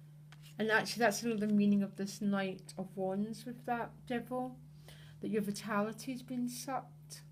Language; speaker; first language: English; native; English